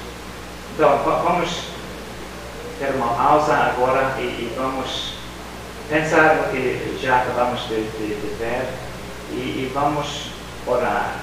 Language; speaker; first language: Portuguese; non-native, fluent; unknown